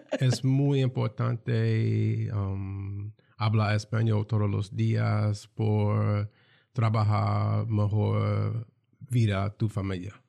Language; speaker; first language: Spanish; non-native, learner; English